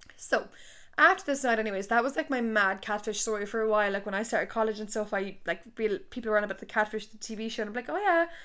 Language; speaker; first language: English; native; English